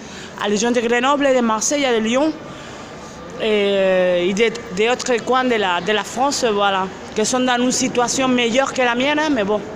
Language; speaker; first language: French; non-native, fluent; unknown